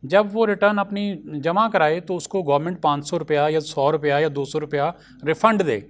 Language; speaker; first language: Urdu; non-native, local second language; Punjabi